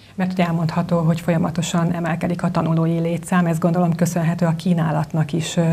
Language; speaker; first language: Hungarian; native; Hungarian